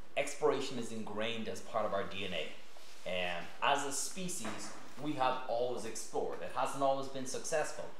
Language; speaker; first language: English; native; English